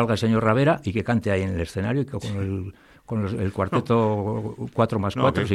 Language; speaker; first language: Spanish; native; Spanish